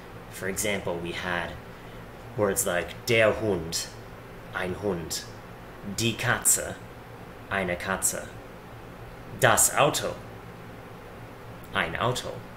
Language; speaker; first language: German; non-native, fluent; English